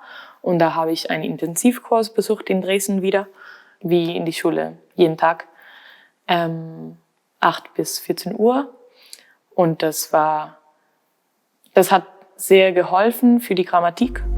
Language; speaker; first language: German; non-native, fluent; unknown